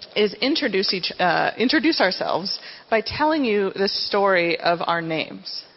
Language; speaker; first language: English; native; English